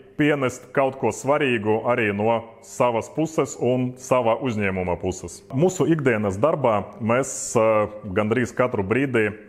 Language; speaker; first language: Latvian; non-native, local second language; Russian